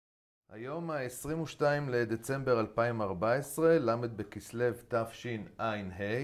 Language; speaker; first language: Hebrew; native; Hebrew